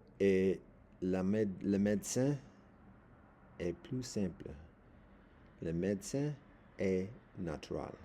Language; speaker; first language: French; non-native, learner; English